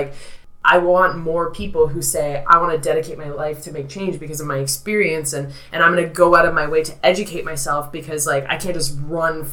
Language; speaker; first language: English; native; English